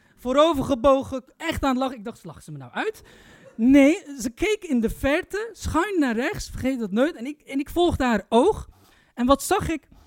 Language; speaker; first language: Dutch; early bilingual, other home language; Turkish